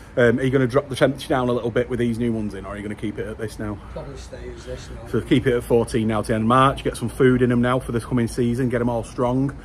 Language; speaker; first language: English; native; English